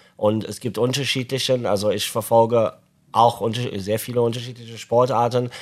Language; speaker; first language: German; non-native, fluent; English